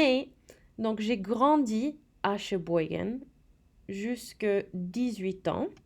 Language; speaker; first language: French; non-native, fluent; English